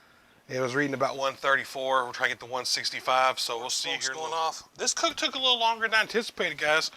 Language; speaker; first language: English; native; English